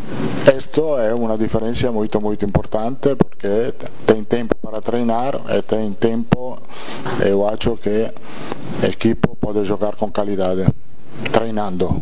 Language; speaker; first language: Portuguese; non-native, fluent; Italian